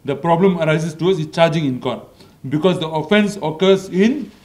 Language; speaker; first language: English; non-native, local second language; Malay